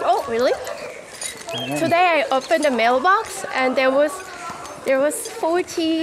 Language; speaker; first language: English; non-native, learner; Korean